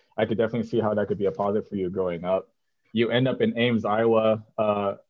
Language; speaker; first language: English; native; English